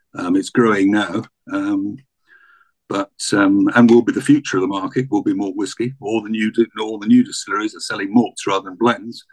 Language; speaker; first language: English; native; English